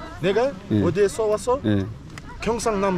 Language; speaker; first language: Korean; non-native, learner; Kyrgyz